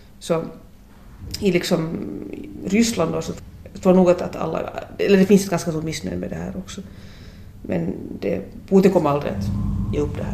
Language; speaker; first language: Swedish; native; Swedish